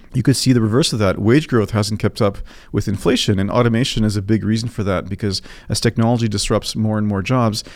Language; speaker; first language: English; native; English